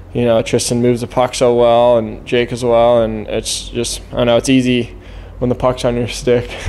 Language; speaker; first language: English; native; English